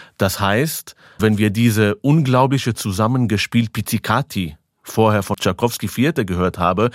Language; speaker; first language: German; non-native, fluent; Hebrew